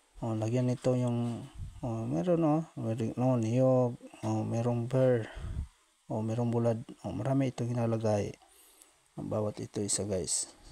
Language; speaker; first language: Filipino; non-native, local second language; Cebuano